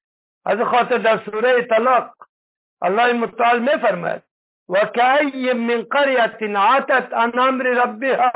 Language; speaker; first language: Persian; native; Persian